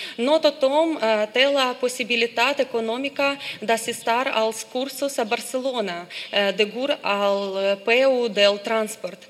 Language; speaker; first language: Catalan; non-native, learner; Ukrainian